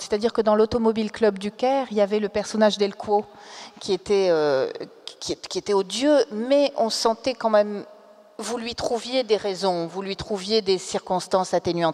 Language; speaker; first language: French; native; French